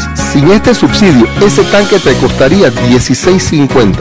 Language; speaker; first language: Spanish; native; Spanish